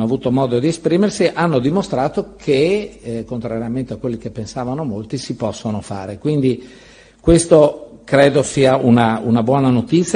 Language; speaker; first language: Italian; native; Italian